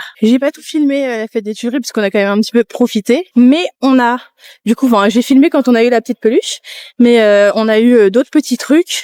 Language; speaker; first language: French; native; French